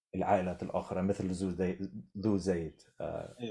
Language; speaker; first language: Arabic; non-native, fluent; English